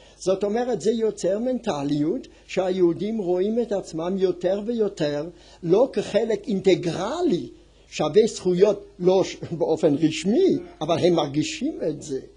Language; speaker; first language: Hebrew; non-native, fluent; French